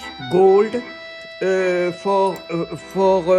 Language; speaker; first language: English; non-native, learner; French